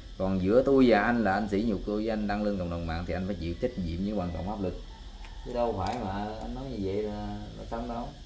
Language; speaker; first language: Vietnamese; non-native, local second language; Khmer